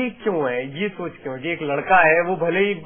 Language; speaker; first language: Hindi; native; Hindi